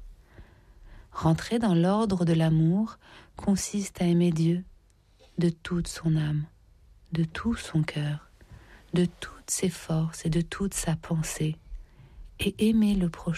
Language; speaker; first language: French; native; French